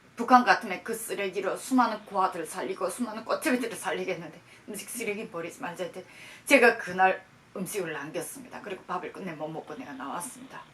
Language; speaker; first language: Korean; native; Korean